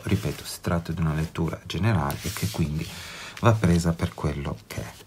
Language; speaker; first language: Italian; native; Italian